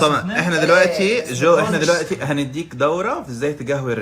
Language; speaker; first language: Arabic; native; Arabic